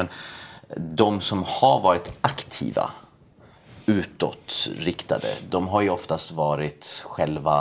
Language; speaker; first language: Swedish; early bilingual, other home language; Persian